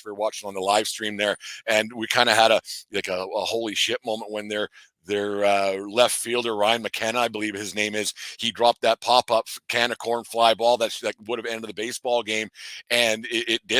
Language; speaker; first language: English; native; English